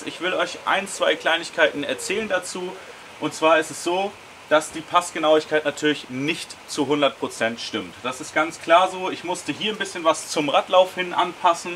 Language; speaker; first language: German; native; German